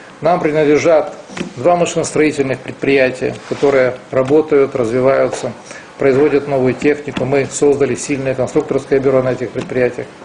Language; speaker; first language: Russian; non-native, local second language; Romanian